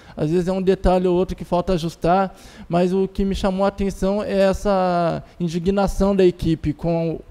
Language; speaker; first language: Portuguese; native; Portuguese